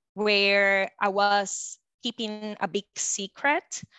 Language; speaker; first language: English; non-native, fluent; Spanish